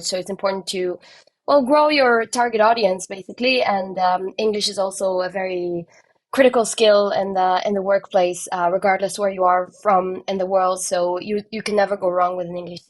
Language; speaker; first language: English; non-native, fluent; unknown